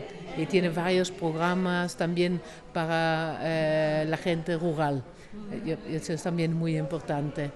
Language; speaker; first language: Spanish; non-native, fluent; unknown